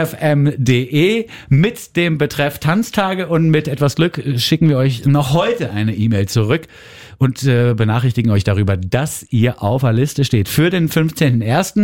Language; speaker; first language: German; native; German